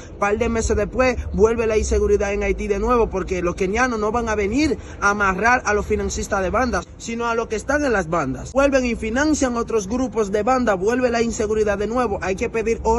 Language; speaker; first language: Spanish; non-native, fluent; Haitian Creole